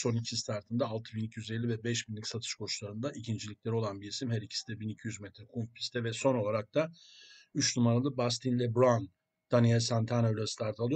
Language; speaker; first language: Turkish; native; Turkish